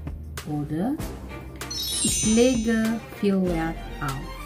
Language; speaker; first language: German; non-native, fluent; Indonesian